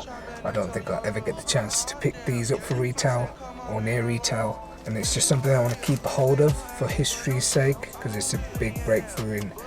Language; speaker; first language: English; native; English